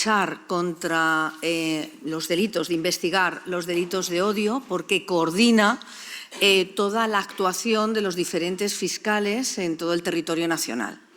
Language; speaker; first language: Spanish; native; Spanish